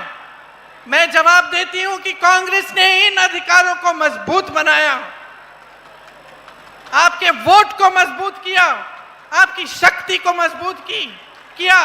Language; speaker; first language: Hindi; native; Hindi